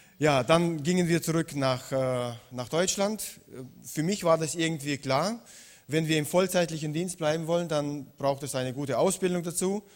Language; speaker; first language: German; non-native, fluent; Russian